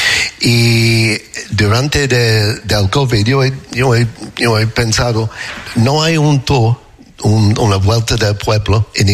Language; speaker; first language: Spanish; non-native, learner; English